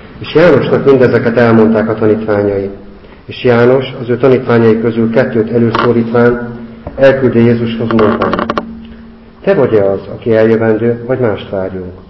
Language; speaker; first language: Hungarian; native; Hungarian